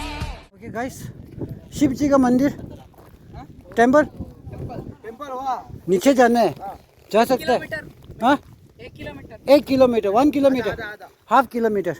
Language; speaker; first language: Hindi; non-native, local second language; Tibetan